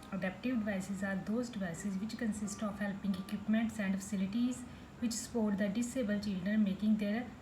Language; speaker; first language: English; non-native, local second language; Punjabi